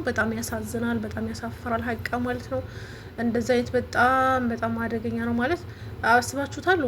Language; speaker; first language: Amharic; native; Amharic